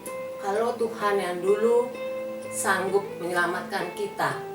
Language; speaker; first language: Indonesian; native; Indonesian